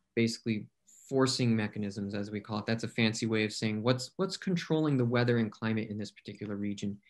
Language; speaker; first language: English; native; English